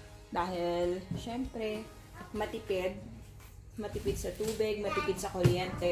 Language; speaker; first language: Filipino; native; Filipino